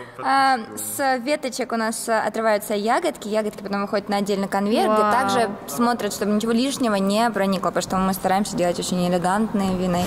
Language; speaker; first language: Russian; non-native, fluent; Georgian